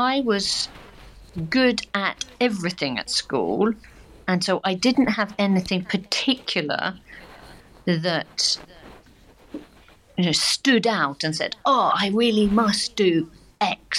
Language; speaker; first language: English; native; English